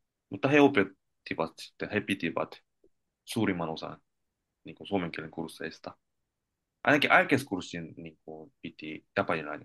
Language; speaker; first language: Finnish; non-native, fluent; Korean